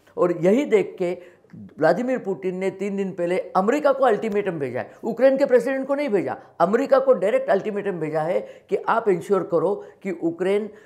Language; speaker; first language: Hindi; non-native, local second language; Marathi